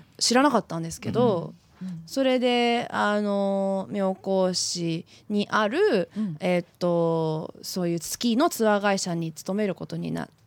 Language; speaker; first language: Japanese; native; Japanese